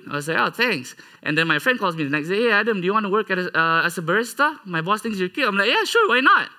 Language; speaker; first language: English; non-native, local second language; Malay